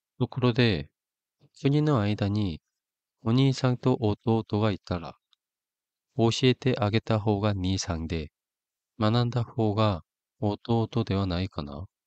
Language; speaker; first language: Japanese; non-native, fluent; Korean